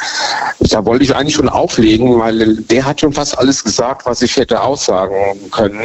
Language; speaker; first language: German; native; German